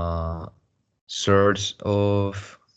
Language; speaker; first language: English; non-native, learner; Spanish